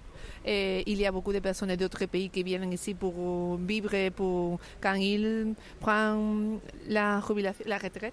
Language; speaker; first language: French; non-native, fluent; Spanish